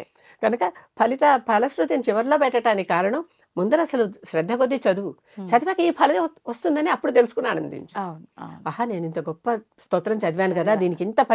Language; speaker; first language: Telugu; native; Telugu